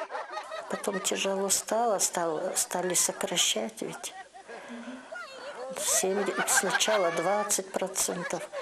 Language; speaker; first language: Russian; native; Russian